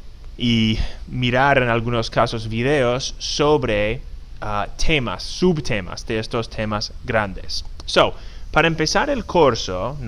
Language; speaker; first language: Spanish; non-native, fluent; English